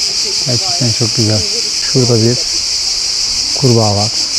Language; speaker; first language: Turkish; native; Turkish